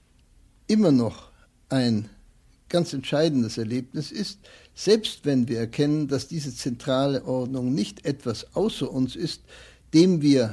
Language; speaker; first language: German; native; German